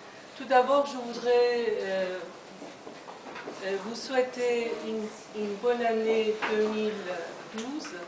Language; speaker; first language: French; non-native, fluent; Persian